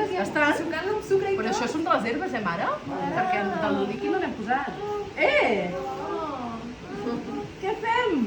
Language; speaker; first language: Catalan; native; Catalan